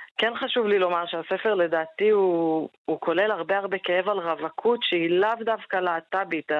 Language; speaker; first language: Hebrew; native; Hebrew